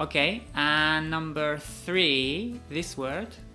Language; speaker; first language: English; native; English